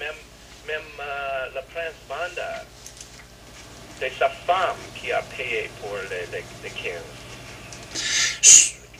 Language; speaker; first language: French; non-native, fluent; English